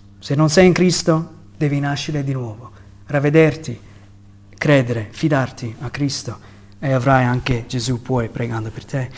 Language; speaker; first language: Italian; non-native, fluent; English